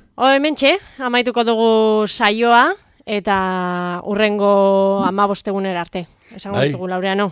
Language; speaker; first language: Basque; native; Basque